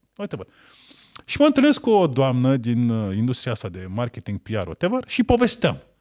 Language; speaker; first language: Romanian; native; Romanian